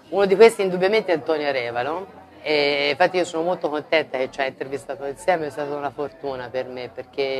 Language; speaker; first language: Italian; native; Italian